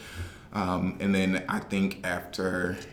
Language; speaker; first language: English; native; English